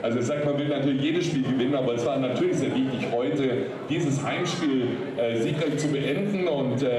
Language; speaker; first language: German; native; German